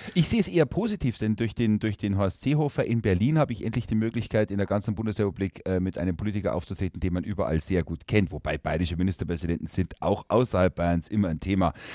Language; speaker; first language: German; native; German